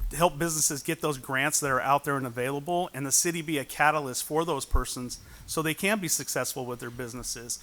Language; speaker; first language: English; native; English